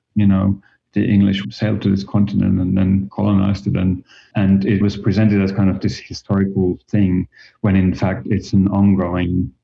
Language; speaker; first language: English; non-native, fluent; Finnish